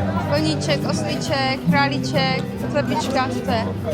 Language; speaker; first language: Czech; native; Czech